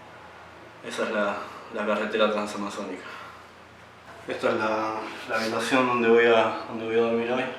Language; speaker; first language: Spanish; native; Spanish